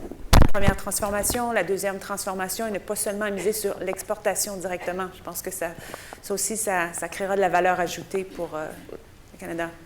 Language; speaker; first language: French; native; French